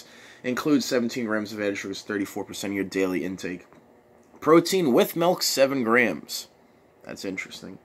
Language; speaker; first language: English; native; English